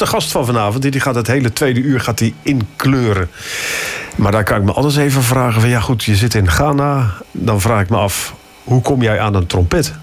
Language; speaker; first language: Dutch; native; Dutch